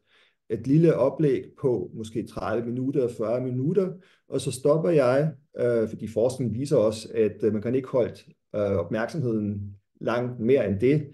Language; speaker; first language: Danish; non-native, fluent; German